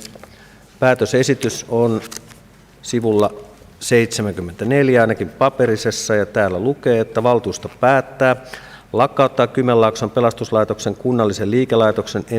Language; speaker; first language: Finnish; native; Finnish